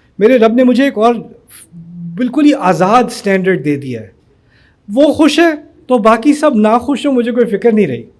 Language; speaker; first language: Urdu; native; Urdu